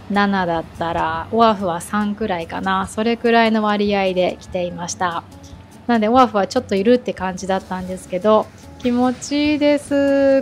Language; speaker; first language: Japanese; native; Japanese